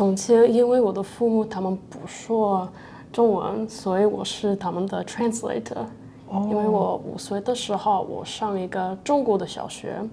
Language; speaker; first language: Chinese; early bilingual, other home language; Russian